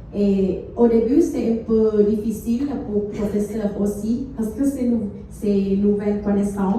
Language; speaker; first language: French; non-native, fluent; Thai